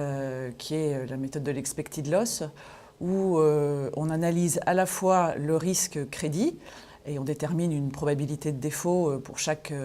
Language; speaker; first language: French; native; French